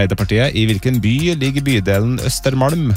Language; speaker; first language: Norwegian; native; Norwegian